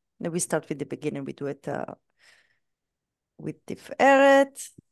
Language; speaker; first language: English; non-native, fluent; Hebrew